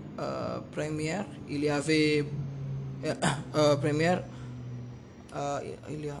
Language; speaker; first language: French; non-native, learner; Indonesian